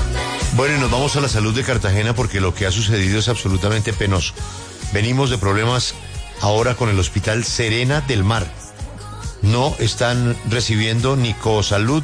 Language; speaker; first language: Spanish; native; Spanish